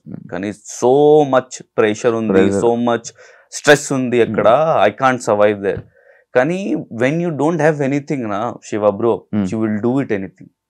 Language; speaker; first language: Telugu; non-native, learner; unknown